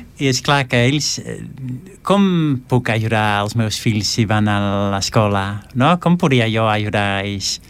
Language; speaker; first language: Catalan; non-native, fluent; Dutch